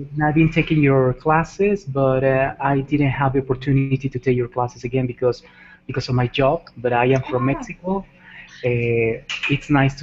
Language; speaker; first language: English; non-native, fluent; Spanish